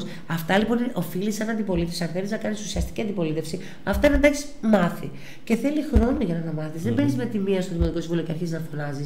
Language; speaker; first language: Greek; native; Greek